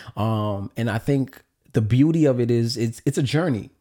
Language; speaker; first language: English; native; English